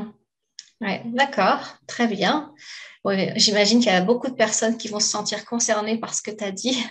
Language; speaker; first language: French; native; French